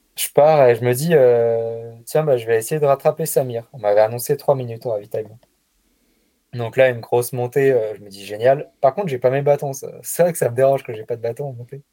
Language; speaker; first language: French; native; French